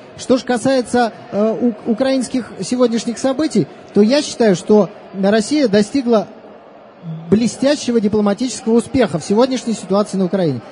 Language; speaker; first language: Russian; native; Russian